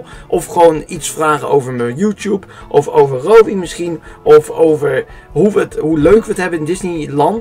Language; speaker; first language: Dutch; native; Dutch